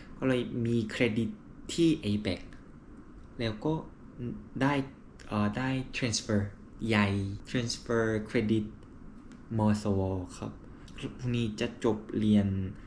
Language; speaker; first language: Thai; non-native, learner; Korean